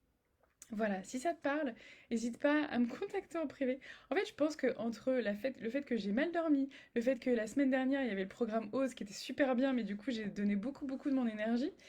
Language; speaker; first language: French; native; French